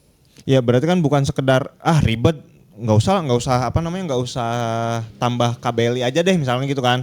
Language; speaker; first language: Indonesian; native; Indonesian